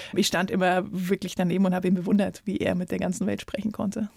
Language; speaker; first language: German; native; German